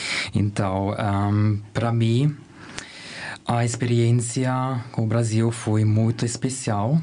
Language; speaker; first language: Portuguese; non-native, learner; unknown